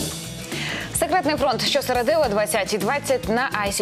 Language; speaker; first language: Ukrainian; native; Ukrainian